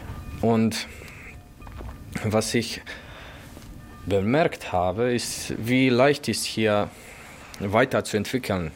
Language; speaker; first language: German; non-native, learner; Bosnian